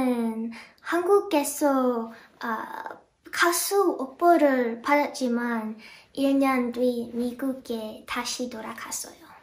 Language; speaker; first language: Korean; non-native, learner; English